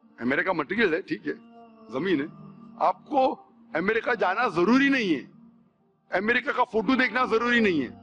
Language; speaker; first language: Hindi; non-native, local second language; Konkani